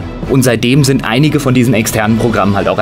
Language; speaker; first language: German; native; German